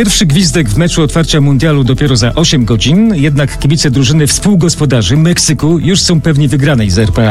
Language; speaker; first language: Polish; native; Polish